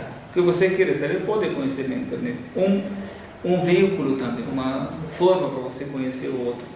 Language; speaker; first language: Portuguese; non-native, fluent; Arabic